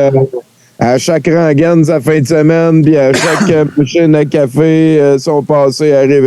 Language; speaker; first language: French; native; French